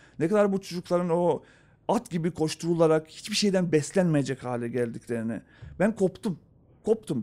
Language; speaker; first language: Turkish; native; Turkish